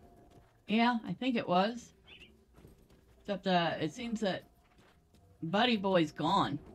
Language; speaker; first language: English; native; English